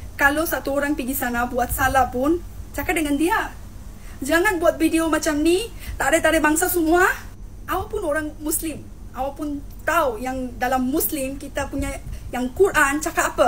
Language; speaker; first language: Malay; non-native, fluent; Bangla